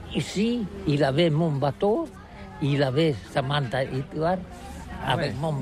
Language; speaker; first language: French; non-native, learner; Catalan